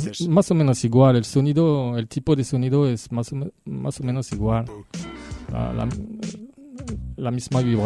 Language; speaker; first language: Spanish; non-native, fluent; French